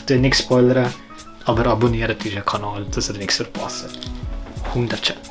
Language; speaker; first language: German; native; German